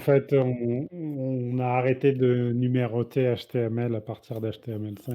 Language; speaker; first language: French; native; French